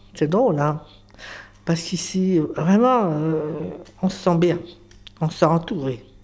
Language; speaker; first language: French; native; French